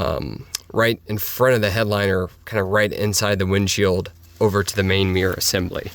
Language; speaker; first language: English; native; English